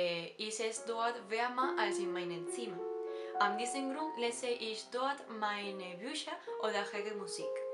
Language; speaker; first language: German; non-native, learner; Spanish